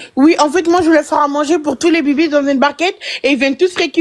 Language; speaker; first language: French; native; French